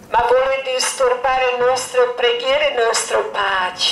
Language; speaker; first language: Italian; non-native, learner; Croatian